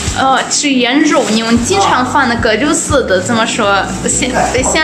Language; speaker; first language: Chinese; non-native, fluent; Russian